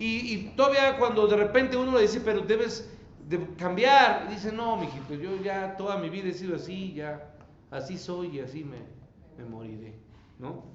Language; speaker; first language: Spanish; native; Spanish